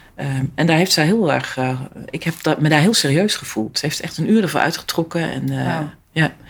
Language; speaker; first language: Dutch; early bilingual, other home language; Italian